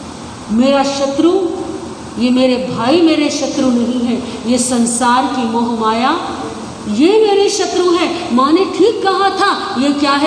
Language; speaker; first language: Hindi; native; Hindi